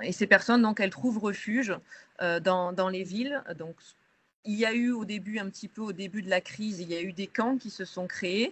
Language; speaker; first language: French; native; French